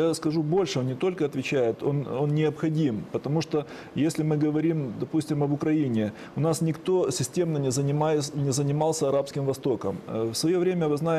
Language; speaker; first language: Russian; native; Russian